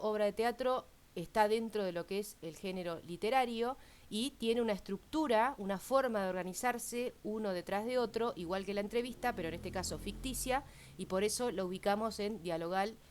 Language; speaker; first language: Spanish; native; Spanish